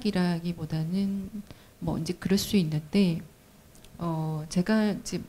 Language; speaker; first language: Korean; native; Korean